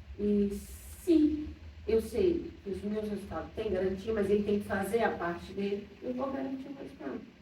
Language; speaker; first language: Portuguese; native; Portuguese